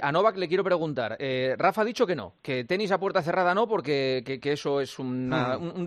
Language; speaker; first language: Spanish; native; Spanish